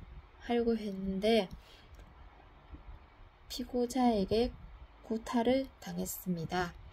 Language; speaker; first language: Korean; non-native, fluent; Vietnamese